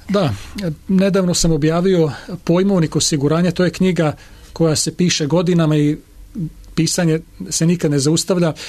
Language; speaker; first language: Serbian; native; Serbian